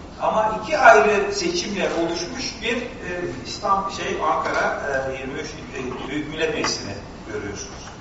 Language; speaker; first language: Turkish; native; Turkish